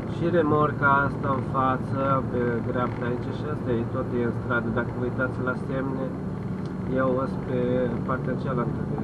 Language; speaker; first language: Romanian; non-native, local second language; Hungarian